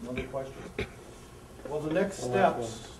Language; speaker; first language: English; native; English